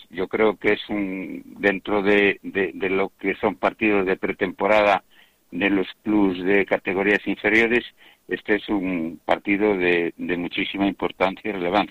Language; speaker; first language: Spanish; native; Spanish